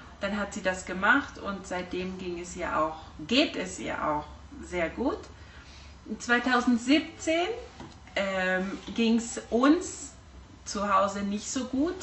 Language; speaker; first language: German; early bilingual, heritage; German